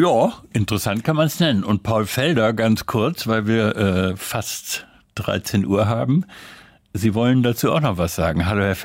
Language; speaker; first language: German; native; German